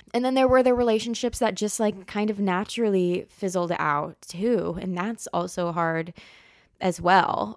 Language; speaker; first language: English; native; English